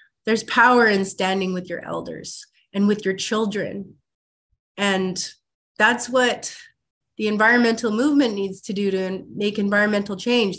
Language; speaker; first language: English; native; English